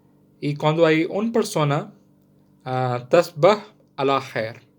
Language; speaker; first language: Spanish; non-native, learner; Sindhi